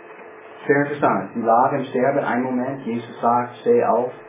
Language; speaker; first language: German; non-native, fluent; English